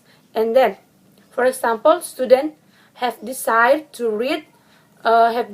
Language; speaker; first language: English; non-native, learner; Indonesian